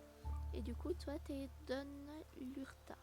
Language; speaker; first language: French; native; French